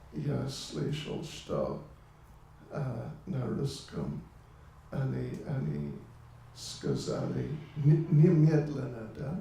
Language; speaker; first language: Russian; non-native, learner; English